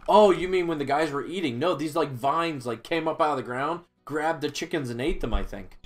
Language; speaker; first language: English; native; English